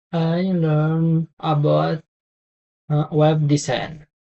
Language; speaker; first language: English; non-native, learner; Indonesian